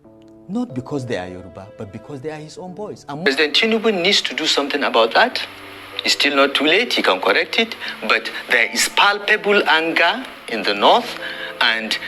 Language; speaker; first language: English; non-native, local second language; Hausa